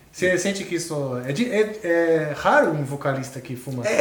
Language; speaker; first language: Portuguese; native; Portuguese